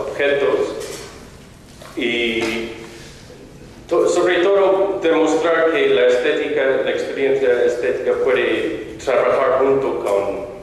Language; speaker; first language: Spanish; non-native, fluent; English